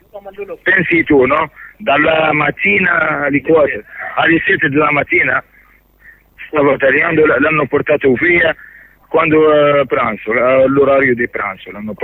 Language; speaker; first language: Italian; non-native, learner; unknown